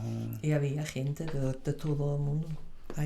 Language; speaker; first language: Spanish; non-native, fluent; Dutch